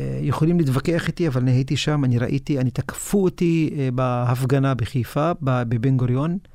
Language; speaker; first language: Hebrew; non-native, local second language; Arabic